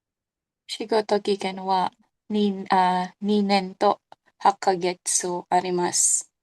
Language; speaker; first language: Japanese; non-native, learner; Filipino